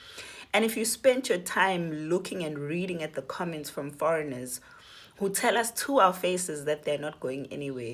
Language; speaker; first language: English; non-native, local second language; Zulu